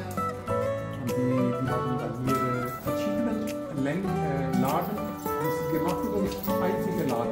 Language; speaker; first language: German; non-native, learner; Urdu